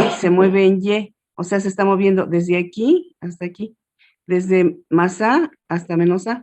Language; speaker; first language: Spanish; native; Spanish